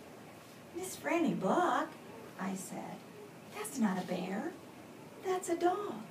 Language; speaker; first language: English; native; English